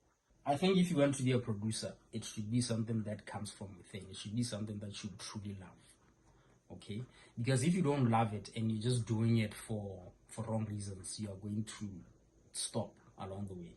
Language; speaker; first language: English; non-native, local second language; Tswana